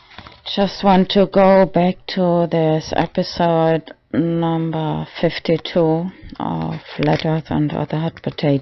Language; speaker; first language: English; non-native, learner; German